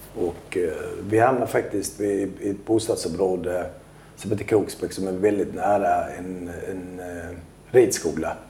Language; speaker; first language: Swedish; early bilingual, other home language; Albanian